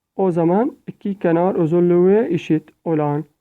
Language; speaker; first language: Turkish; non-native, learner; Arabic